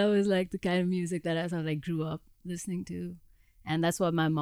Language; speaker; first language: English; non-native, local second language; Hindi